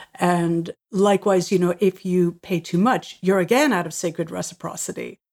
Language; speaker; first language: English; native; English